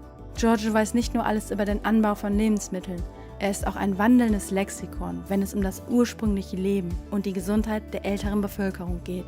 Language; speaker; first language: German; native; German